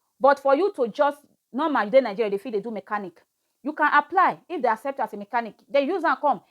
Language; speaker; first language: Nigerian Pidgin; native; Nigerian Pidgin